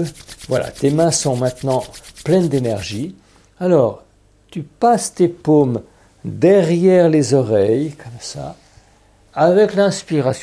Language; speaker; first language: French; native; French